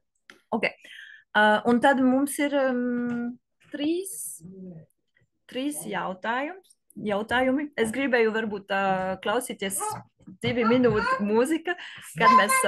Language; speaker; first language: Latvian; non-native, learner; French